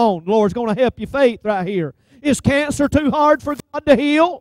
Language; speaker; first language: English; native; English